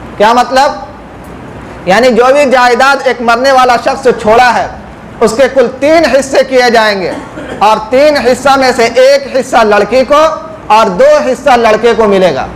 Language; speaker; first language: Urdu; native; Urdu